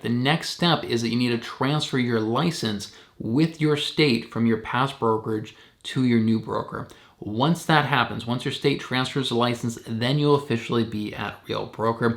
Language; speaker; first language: English; native; English